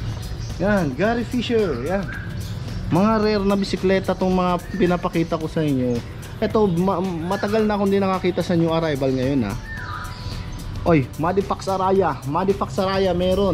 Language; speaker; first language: Filipino; native; Filipino